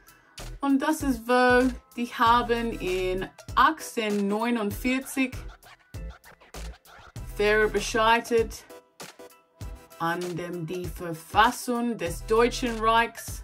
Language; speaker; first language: German; non-native, learner; English